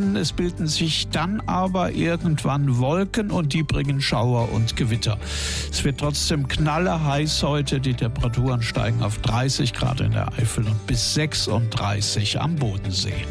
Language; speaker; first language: German; native; German